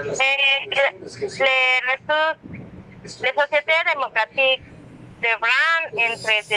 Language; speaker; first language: French; non-native, learner; Spanish